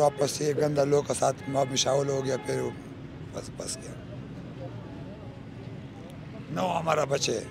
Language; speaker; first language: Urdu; non-native, local second language; Pashto